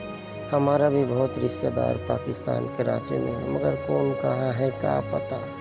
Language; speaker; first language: Hindi; early bilingual, heritage; Urdu